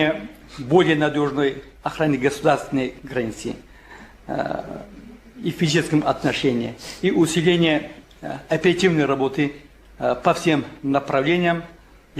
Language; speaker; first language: Russian; non-native, local second language; Tajik